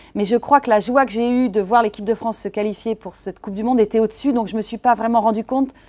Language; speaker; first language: French; native; French